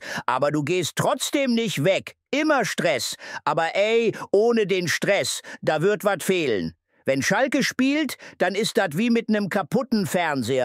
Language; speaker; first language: German; native; German